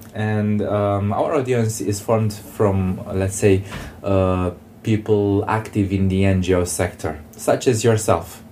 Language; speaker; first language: English; non-native, fluent; Romanian